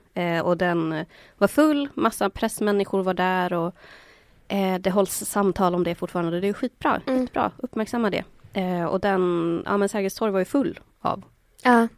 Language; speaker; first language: Swedish; native; Swedish